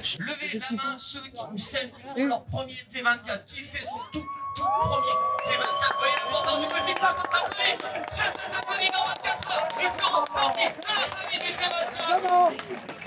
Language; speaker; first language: French; native; French